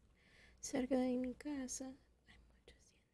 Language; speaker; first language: Spanish; non-native, fluent; English